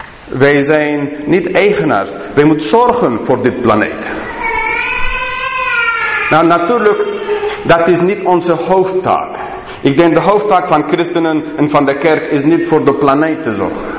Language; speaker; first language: Dutch; non-native, fluent; English